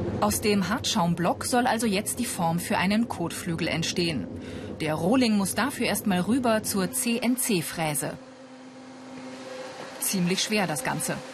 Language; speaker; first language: German; native; German